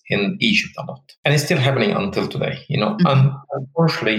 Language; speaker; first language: English; non-native, fluent; Arabic